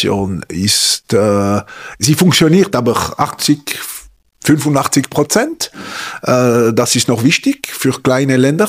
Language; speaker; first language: German; non-native, local second language; French